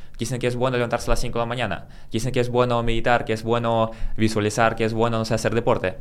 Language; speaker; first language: Spanish; early bilingual, other home language; Russian